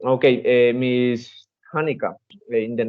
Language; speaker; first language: English; non-native, learner; Spanish